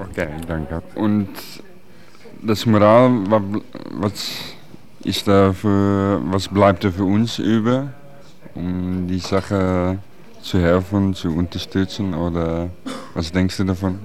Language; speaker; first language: German; non-native, learner; Dutch